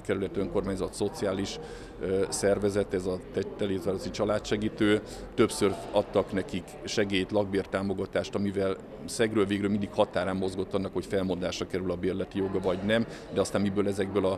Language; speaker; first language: Hungarian; native; Hungarian